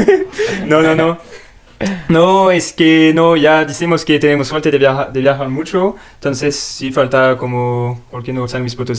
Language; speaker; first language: Spanish; non-native, learner; French